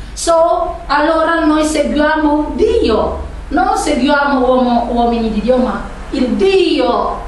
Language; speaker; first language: Italian; non-native, learner; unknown